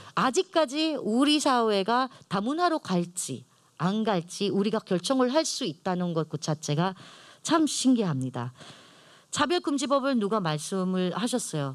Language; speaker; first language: Korean; non-native, fluent; Filipino